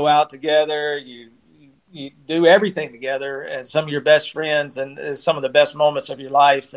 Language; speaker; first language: English; native; English